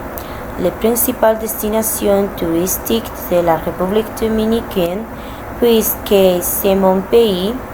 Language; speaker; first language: French; non-native, learner; Spanish